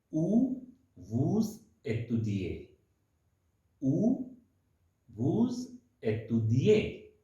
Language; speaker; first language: French; non-native, fluent; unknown